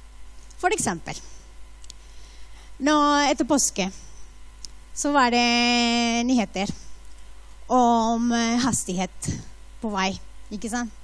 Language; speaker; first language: Norwegian; non-native, fluent; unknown